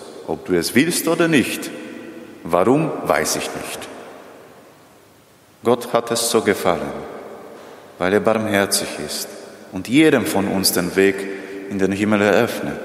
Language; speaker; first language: German; non-native, fluent; Polish